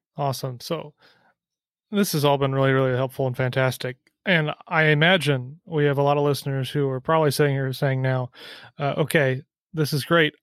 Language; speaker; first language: English; native; English